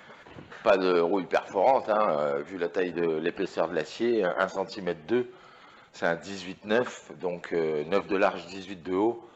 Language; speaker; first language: French; native; French